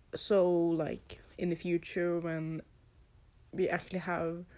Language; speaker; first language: English; non-native, fluent; Norwegian